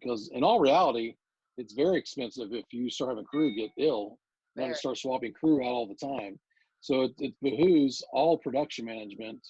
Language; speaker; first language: English; native; English